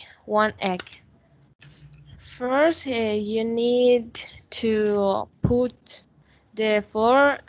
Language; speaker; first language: English; non-native, learner; Spanish